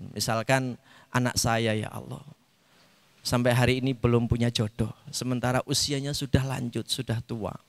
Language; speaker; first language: Indonesian; native; Indonesian